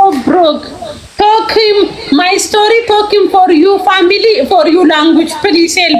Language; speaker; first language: English; non-native, learner; Amharic